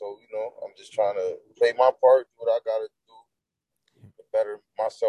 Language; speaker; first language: English; native; English